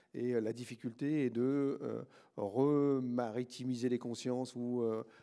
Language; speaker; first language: French; native; French